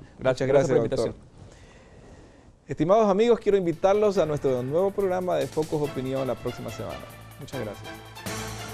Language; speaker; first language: Spanish; native; Spanish